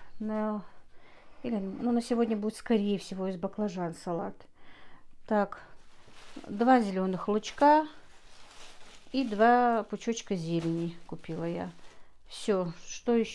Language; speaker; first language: Russian; non-native, local second language; Chechen